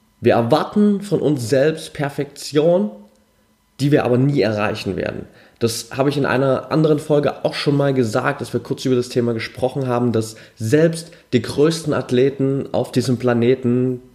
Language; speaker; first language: German; native; German